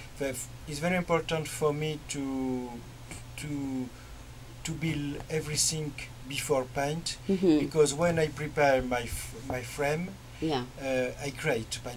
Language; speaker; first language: English; non-native, learner; French